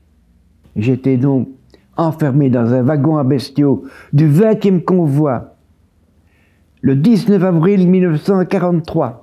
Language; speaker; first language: French; native; French